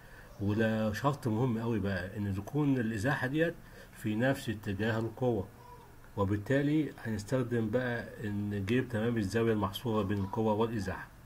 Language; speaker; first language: Arabic; native; Arabic